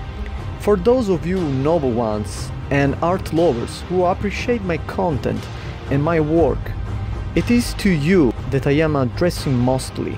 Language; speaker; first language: English; non-native, fluent; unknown